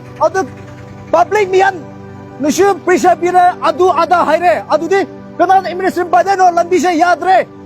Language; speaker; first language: Manipuri; non-native, local second language; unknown